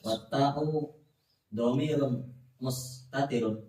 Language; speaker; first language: Arabic; non-native, learner; Indonesian